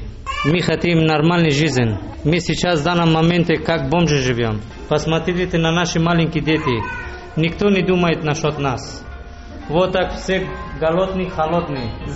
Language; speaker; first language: Russian; early bilingual, other home language; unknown